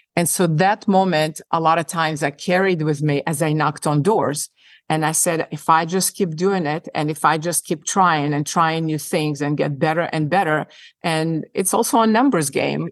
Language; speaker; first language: English; non-native, fluent; Ukrainian